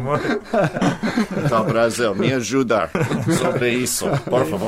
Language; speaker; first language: Portuguese; non-native, learner; English